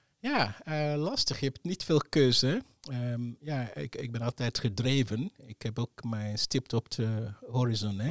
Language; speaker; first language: Dutch; non-native, fluent; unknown